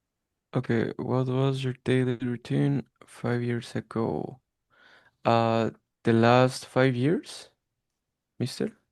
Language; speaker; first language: English; non-native, learner; Spanish